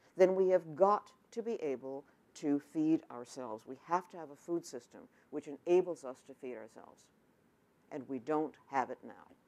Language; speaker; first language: English; native; English